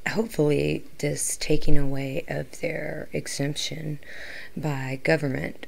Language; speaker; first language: English; native; English